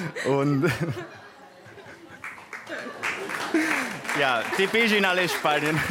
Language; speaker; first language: German; non-native, learner; Spanish